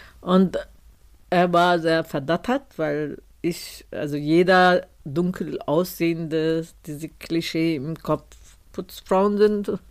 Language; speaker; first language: German; non-native, fluent; Turkish